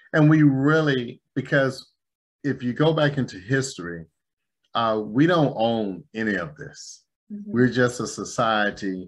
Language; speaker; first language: English; native; English